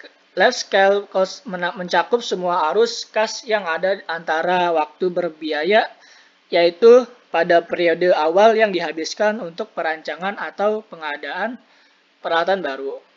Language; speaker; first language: Indonesian; native; Indonesian